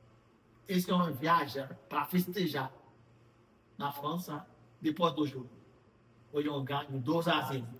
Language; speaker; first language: Portuguese; non-native, fluent; Haitian Creole